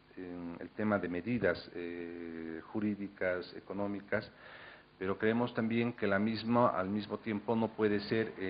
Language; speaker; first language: Spanish; native; Spanish